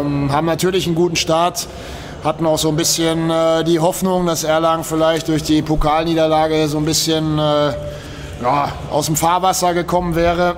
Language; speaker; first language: German; native; German